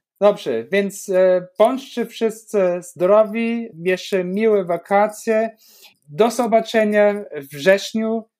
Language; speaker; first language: Polish; non-native, fluent; German